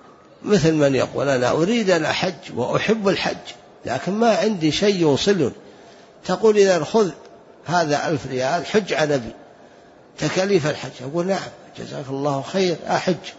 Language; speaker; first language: Arabic; native; Arabic